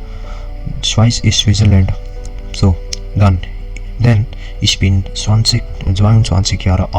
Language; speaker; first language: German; non-native, learner; Marathi